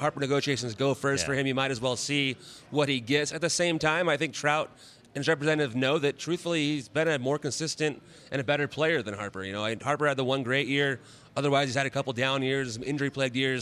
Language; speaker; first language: English; native; English